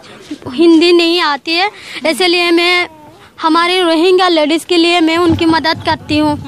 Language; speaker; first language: Hindi; non-native, learner; Rohingya